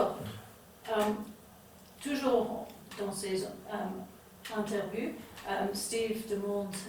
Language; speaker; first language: French; non-native, learner; English